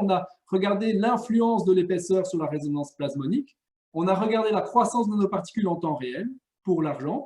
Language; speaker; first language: French; native; French